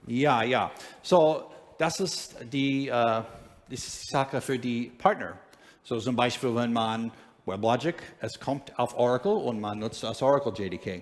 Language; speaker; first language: German; non-native, learner; English